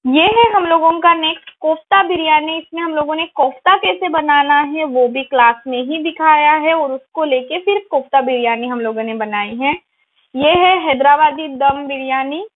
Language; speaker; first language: Hindi; non-native, local second language; Marathi